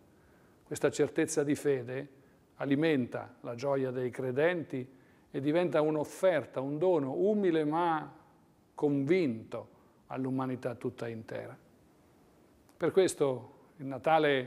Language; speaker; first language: Italian; native; Italian